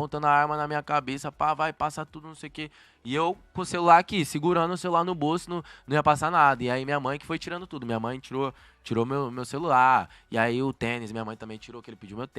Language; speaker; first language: Portuguese; native; Portuguese